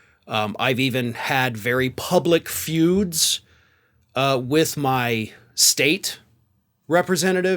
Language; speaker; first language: English; native; English